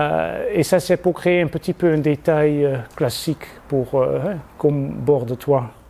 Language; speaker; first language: French; non-native, fluent; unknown